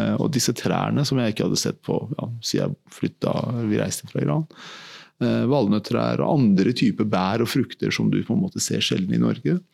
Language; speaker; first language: Norwegian; early bilingual, other home language; Persian